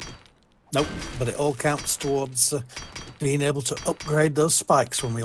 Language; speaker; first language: English; native; English